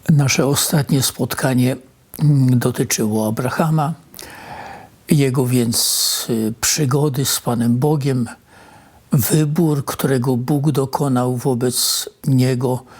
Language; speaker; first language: Polish; native; Polish